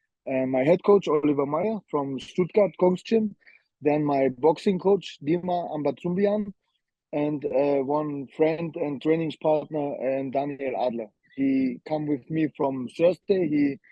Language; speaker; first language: English; non-native, learner; German